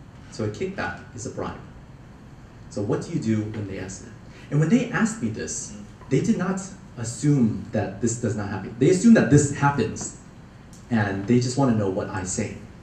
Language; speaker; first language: English; early bilingual, other home language; Cantonese